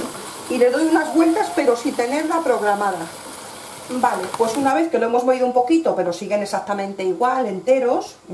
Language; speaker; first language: Spanish; native; Spanish